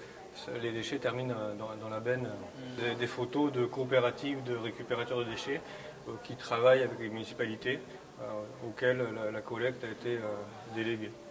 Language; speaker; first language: French; native; French